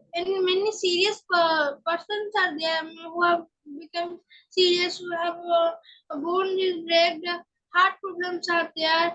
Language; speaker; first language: English; non-native, learner; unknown